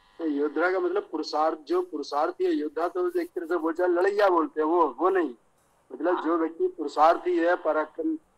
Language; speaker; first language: Hindi; native; Hindi